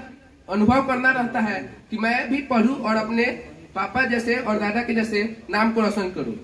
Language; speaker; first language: Hindi; native; Hindi